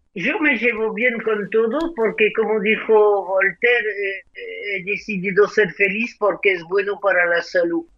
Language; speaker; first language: Spanish; non-native, fluent; French